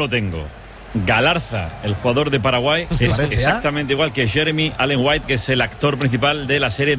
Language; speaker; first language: Spanish; native; Spanish